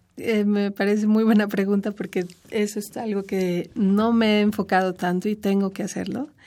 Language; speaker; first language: Spanish; native; Spanish